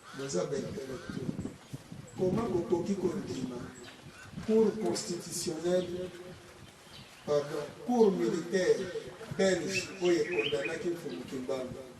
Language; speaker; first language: Lingala; non-native, local second language; Kongo